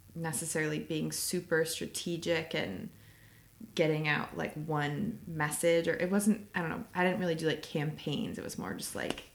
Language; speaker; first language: English; native; English